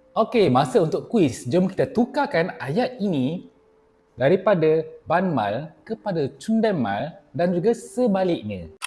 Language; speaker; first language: Malay; native; Malay